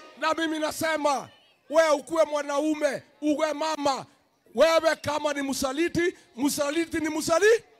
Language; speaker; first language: Swahili; non-native, local second language; Kikuyu